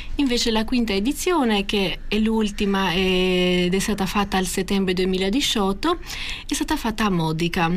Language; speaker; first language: Italian; non-native, fluent; Albanian